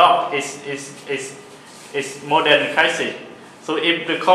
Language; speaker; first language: English; non-native, learner; Thai